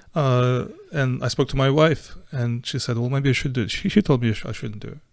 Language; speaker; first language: English; non-native, fluent; Ukrainian